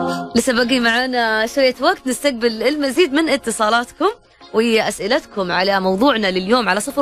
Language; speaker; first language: Arabic; native; Arabic